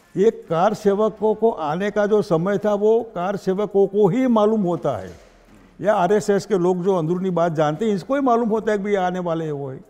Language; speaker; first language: Hindi; non-native, local second language; Gujarati